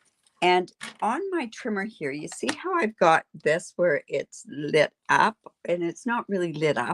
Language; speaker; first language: English; native; English